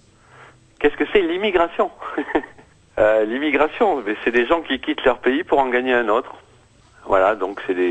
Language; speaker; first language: French; native; French